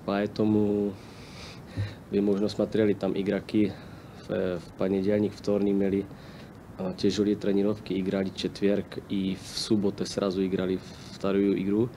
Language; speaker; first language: Russian; non-native, learner; Slovak